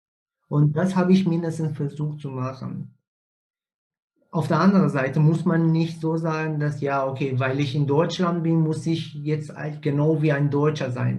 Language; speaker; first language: German; non-native, fluent; Persian